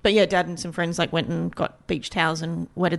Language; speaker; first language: English; native; English